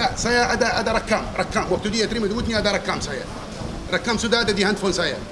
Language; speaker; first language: Indonesian; non-native, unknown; Arabic